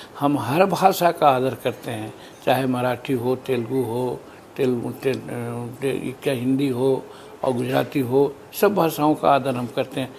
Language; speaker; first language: Hindi; native; Hindi